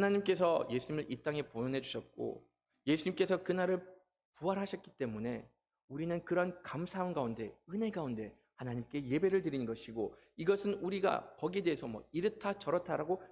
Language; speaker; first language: Korean; native; Korean